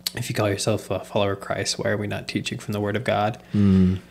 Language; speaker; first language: English; native; English